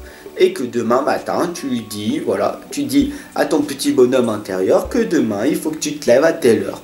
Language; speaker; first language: French; native; French